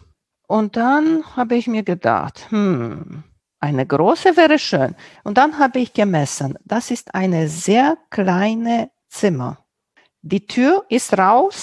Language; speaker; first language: German; non-native, local second language; Romanian